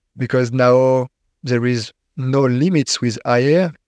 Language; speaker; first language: English; non-native, fluent; French